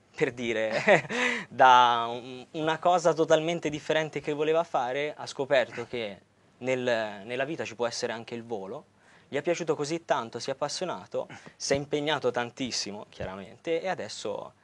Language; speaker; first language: Italian; native; Italian